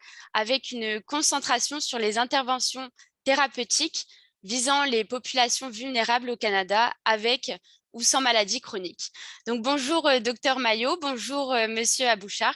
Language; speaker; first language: French; native; French